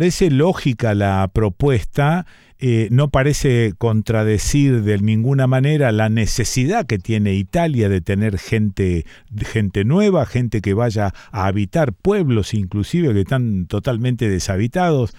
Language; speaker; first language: Spanish; native; Spanish